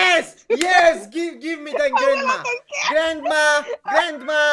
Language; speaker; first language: English; non-native, learner; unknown